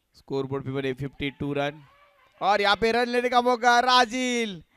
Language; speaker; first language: Hindi; non-native, local second language; Marathi